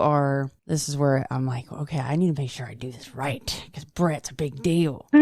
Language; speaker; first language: English; native; English